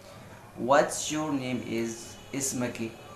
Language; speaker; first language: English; non-native, fluent; Arabic